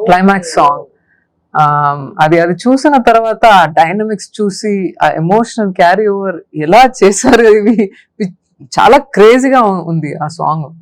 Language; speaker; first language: Telugu; non-native, learner; Tamil